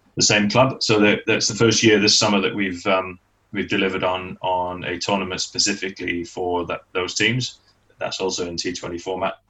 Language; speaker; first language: English; native; English